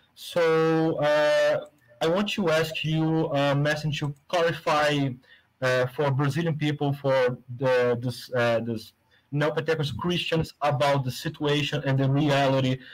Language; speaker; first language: English; non-native, fluent; Portuguese